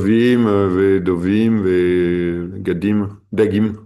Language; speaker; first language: Hebrew; non-native, learner; French